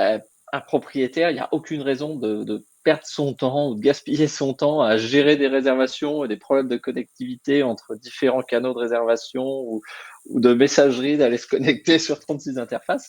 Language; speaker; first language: French; native; French